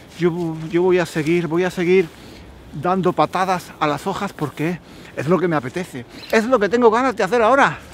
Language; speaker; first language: Spanish; native; Spanish